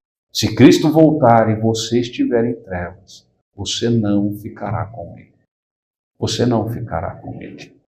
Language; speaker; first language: Portuguese; native; Portuguese